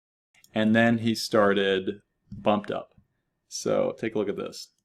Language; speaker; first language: English; native; English